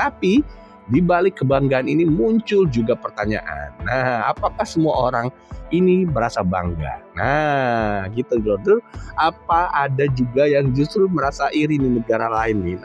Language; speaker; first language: Indonesian; native; Indonesian